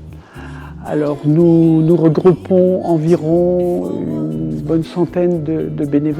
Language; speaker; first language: French; native; French